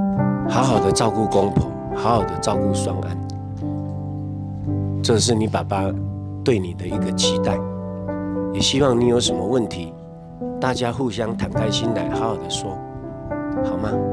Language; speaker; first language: Chinese; native; Chinese